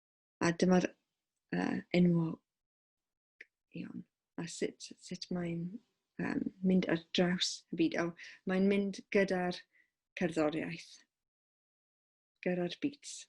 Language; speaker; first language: Welsh; non-native, local second language; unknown